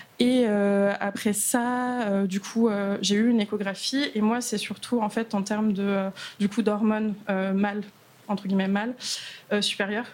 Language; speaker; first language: French; native; French